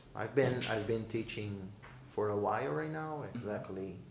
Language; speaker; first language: English; non-native, fluent; Portuguese